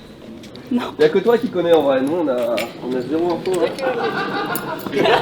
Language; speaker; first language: French; native; French